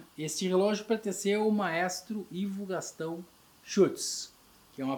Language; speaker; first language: Portuguese; native; Portuguese